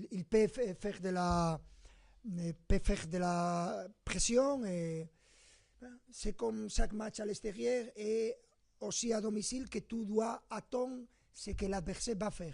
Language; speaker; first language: French; non-native, fluent; Spanish